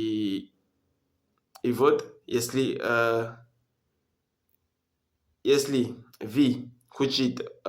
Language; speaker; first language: Russian; non-native, learner; French